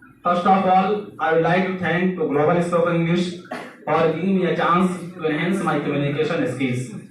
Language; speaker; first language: English; non-native, learner; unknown